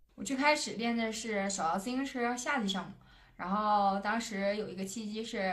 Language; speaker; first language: Chinese; native; Chinese